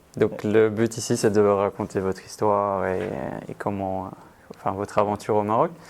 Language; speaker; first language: French; native; French